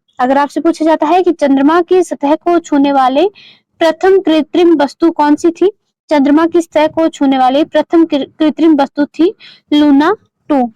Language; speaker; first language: Hindi; native; Hindi